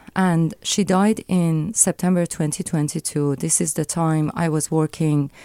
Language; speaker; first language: English; non-native, fluent; Persian